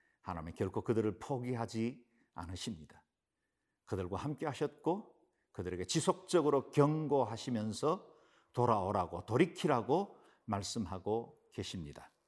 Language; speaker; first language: Korean; native; Korean